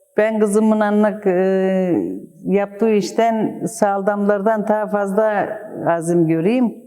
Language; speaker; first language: Turkish; native; Turkish